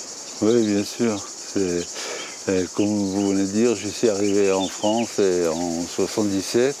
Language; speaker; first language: French; non-native, fluent; Persian